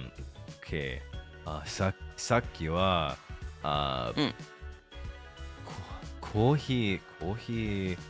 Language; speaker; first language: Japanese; non-native, learner; English